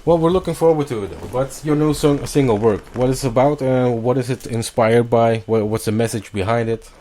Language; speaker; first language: English; non-native, fluent; Dutch